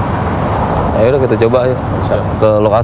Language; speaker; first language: Indonesian; native; Indonesian